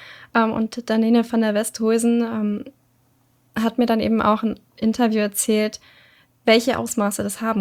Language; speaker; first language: German; native; German